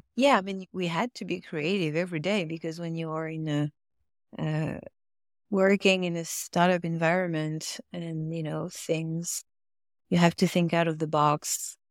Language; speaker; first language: English; non-native, fluent; French